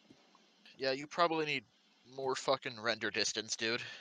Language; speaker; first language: English; native; English